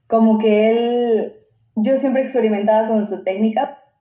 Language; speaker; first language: Spanish; native; Spanish